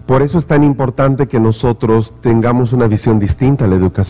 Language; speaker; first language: Spanish; native; Spanish